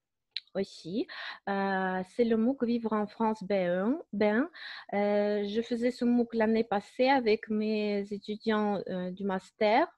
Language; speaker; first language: French; non-native, fluent; Russian